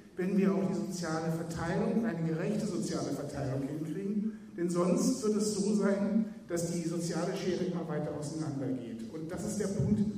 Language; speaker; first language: German; native; German